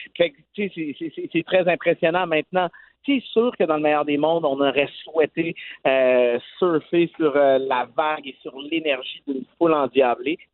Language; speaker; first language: French; native; French